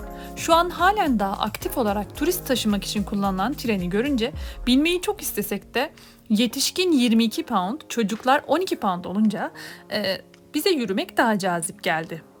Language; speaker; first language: Turkish; native; Turkish